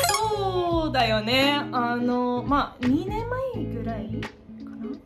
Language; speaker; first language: Japanese; non-native, fluent; English